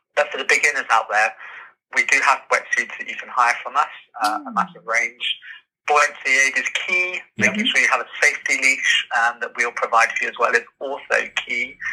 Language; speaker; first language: English; native; English